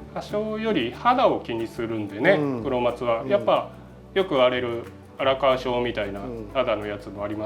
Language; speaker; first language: Japanese; native; Japanese